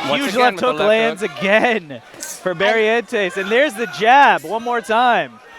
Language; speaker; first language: English; native; English